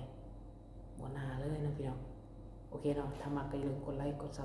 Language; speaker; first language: Thai; non-native, local second language; Lao